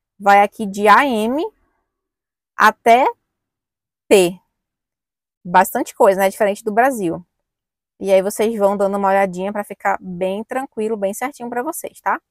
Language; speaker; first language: Portuguese; native; Portuguese